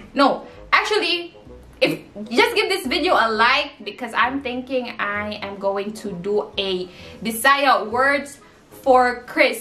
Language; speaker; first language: English; non-native, local second language; Cebuano